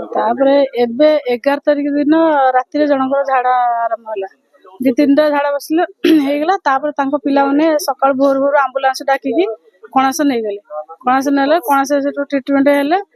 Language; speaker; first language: Odia; native; Odia